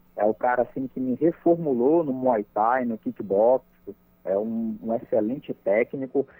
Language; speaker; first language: Portuguese; native; Portuguese